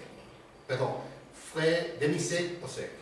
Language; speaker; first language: French; non-native, learner; Spanish